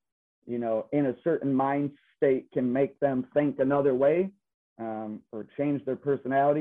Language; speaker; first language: English; native; English